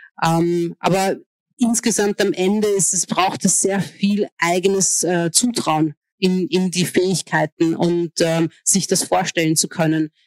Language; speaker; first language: German; early bilingual, other home language; Hungarian